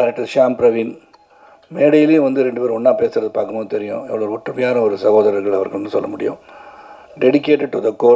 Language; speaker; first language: Tamil; native; Tamil